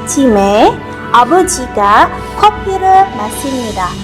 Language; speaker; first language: Korean; non-native, fluent; Indonesian